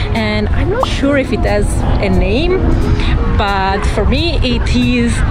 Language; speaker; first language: English; non-native, fluent; Italian